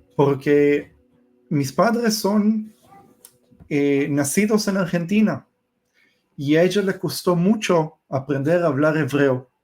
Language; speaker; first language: Spanish; early bilingual, heritage; Hebrew